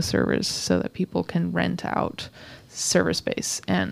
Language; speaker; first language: English; native; English